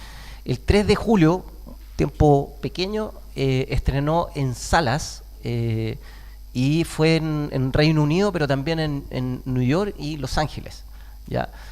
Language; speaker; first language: Spanish; native; Spanish